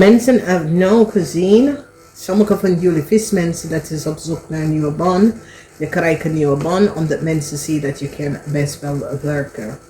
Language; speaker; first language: Dutch; non-native, learner; English